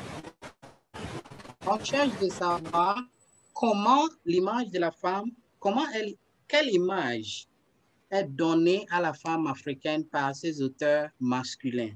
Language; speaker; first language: French; non-native, fluent; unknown